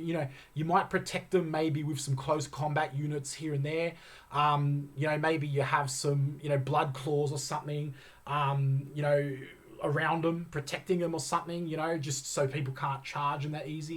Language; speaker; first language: English; native; English